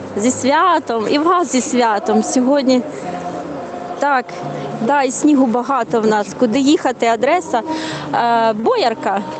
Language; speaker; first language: Ukrainian; native; Ukrainian